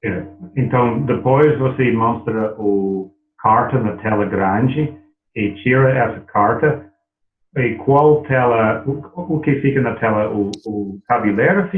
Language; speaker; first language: Portuguese; non-native, learner; English